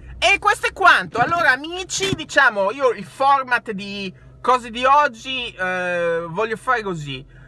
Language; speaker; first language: Italian; native; Italian